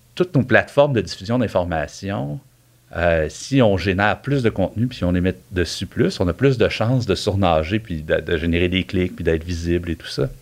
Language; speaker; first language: French; native; French